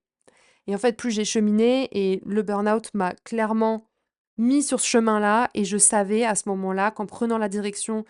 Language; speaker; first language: French; native; French